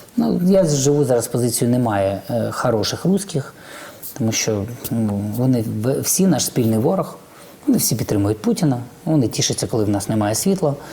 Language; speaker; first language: Ukrainian; non-native, local second language; Russian